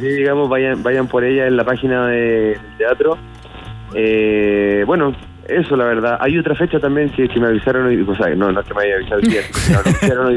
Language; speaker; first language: Spanish; native; Spanish